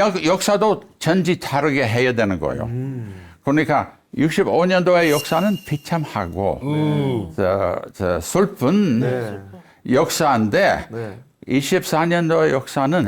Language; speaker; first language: Korean; non-native, fluent; English